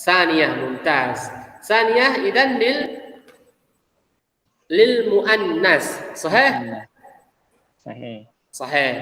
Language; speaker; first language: Arabic; non-native, fluent; Indonesian